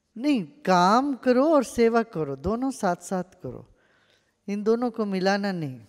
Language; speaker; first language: Hindi; non-native, local second language; Tamil